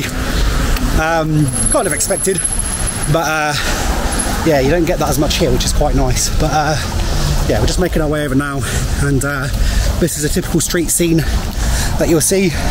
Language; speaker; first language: English; native; English